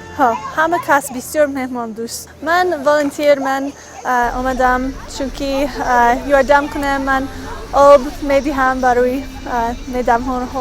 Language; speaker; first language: Persian; non-native, learner; English